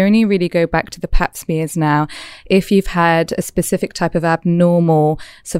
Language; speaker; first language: English; native; English